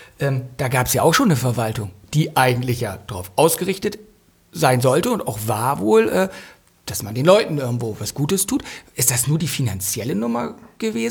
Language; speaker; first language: German; native; German